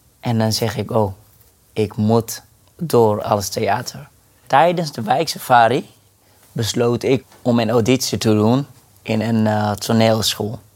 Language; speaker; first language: Dutch; non-native, fluent; Arabic